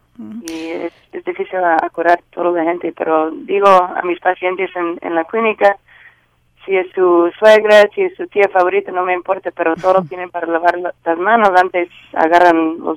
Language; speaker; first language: Spanish; non-native, learner; English